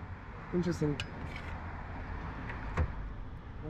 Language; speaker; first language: English; non-native, fluent; French